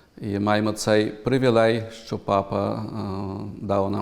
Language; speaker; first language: Ukrainian; early bilingual, heritage; Ukrainian